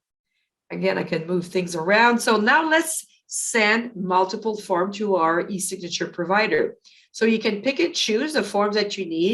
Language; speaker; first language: English; native; English